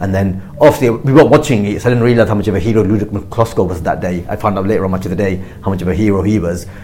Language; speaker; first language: English; native; English